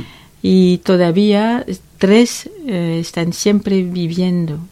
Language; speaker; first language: Spanish; non-native, learner; French